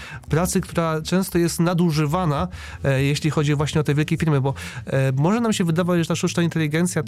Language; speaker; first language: Polish; native; Polish